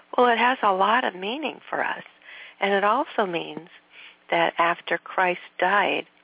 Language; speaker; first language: English; native; English